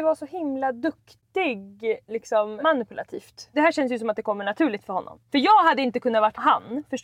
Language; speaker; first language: Swedish; native; Swedish